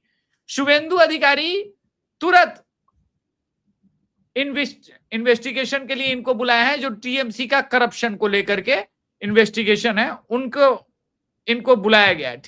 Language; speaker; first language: Hindi; native; Hindi